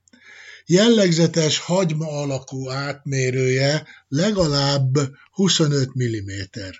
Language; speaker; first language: Hungarian; native; Hungarian